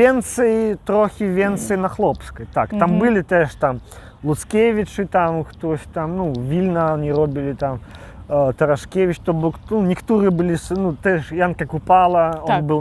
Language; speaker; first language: Polish; non-native, local second language; Belarusian